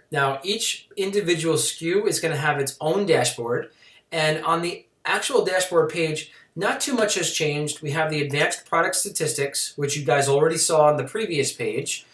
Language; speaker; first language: English; native; English